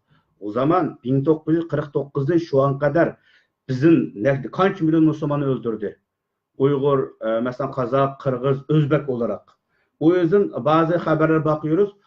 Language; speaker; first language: Turkish; non-native, learner; Uyghur